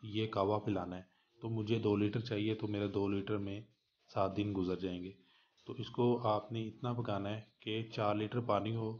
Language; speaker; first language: Urdu; non-native, local second language; Punjabi